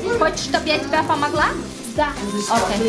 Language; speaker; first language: Russian; non-native, local second language; Romanian